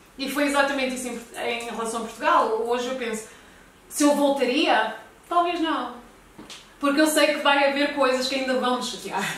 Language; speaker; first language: Portuguese; native; Portuguese